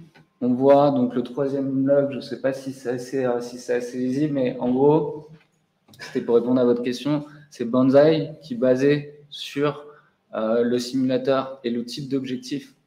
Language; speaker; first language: French; native; French